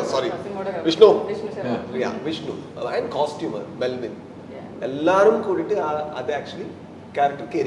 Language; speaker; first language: Malayalam; non-native, learner; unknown